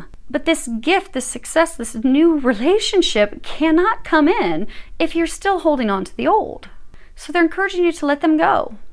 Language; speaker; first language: English; native; English